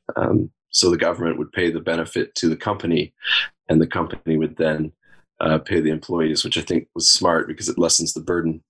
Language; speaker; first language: English; native; English